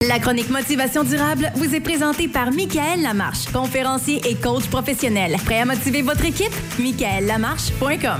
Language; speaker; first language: French; native; French